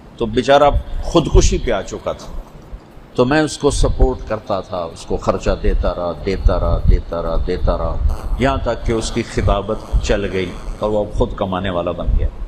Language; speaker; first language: Urdu; non-native, local second language; Punjabi